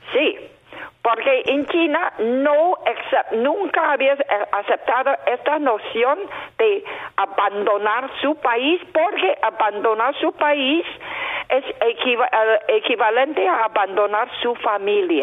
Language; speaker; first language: Spanish; non-native, fluent; Chinese